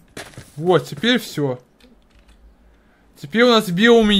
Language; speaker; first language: Russian; native; Russian